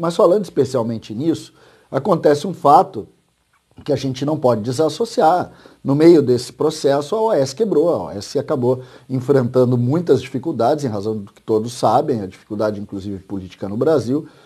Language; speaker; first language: Portuguese; native; Portuguese